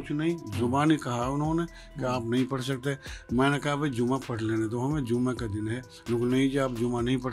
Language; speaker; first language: Hindi; native; Hindi